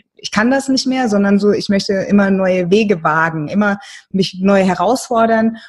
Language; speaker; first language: German; native; German